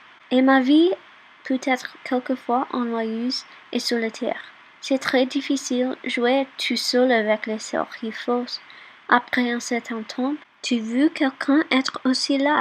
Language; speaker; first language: French; non-native, learner; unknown